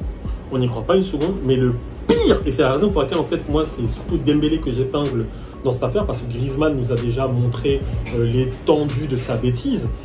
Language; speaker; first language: French; native; French